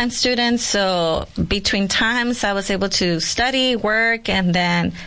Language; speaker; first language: English; non-native, fluent; Spanish